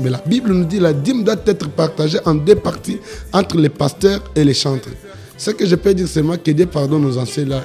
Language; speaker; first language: French; non-native, local second language; Lingala